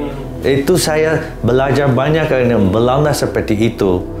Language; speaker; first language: Indonesian; non-native, fluent; Dutch